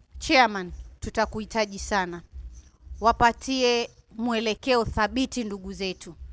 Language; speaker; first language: Swahili; native; Swahili